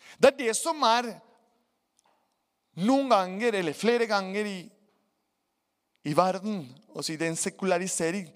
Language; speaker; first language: Norwegian; non-native, fluent; Spanish